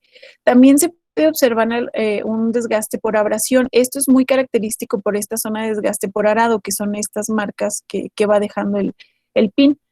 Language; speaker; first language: Spanish; native; Spanish